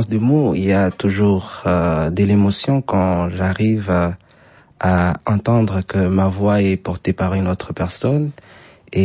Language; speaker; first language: French; non-native, local second language; Swahili